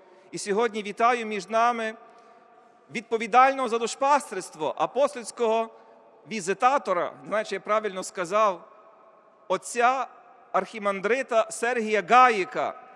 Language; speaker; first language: Ukrainian; native; Ukrainian